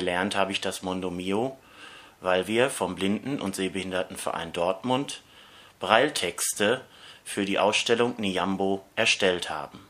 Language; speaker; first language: German; native; German